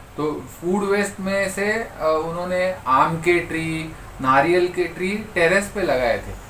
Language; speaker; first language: Hindi; non-native, local second language; Marathi